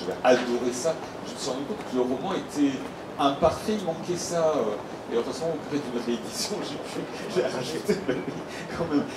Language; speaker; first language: French; native; French